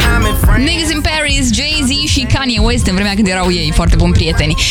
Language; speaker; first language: Romanian; native; Romanian